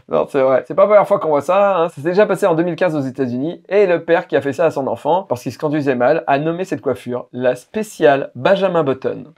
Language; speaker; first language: French; native; French